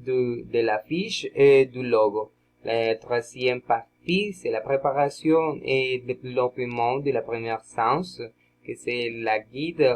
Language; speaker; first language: French; non-native, learner; Spanish